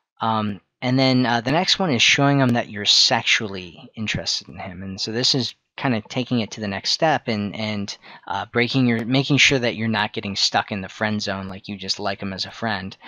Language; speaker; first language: English; native; English